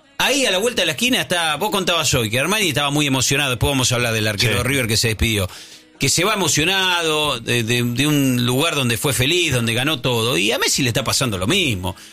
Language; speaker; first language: Spanish; native; Spanish